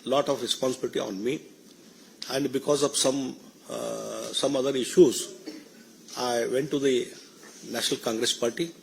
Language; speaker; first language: English; non-native, local second language; Kannada